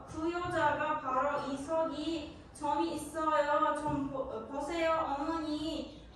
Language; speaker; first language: Korean; non-native, learner; Uzbek